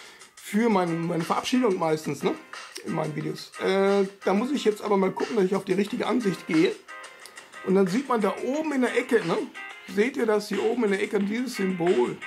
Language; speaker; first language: German; native; German